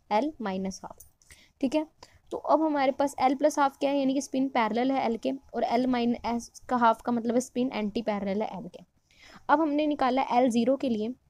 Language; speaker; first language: Hindi; non-native, local second language; Punjabi